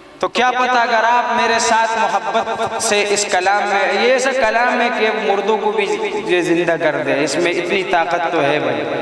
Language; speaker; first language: Urdu; non-native, local second language; Pashto